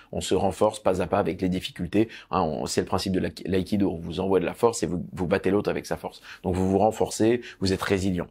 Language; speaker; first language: French; native; French